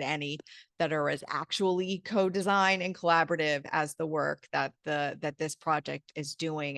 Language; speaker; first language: English; native; English